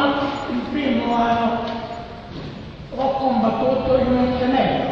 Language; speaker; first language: Italian; non-native, learner; Serbian